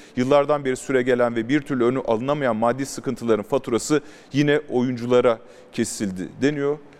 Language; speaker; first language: Turkish; native; Turkish